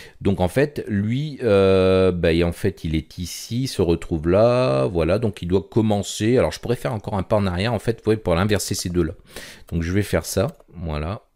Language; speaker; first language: French; native; French